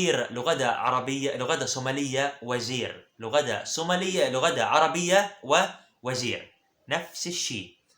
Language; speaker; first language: Arabic; early bilingual, other home language; Somali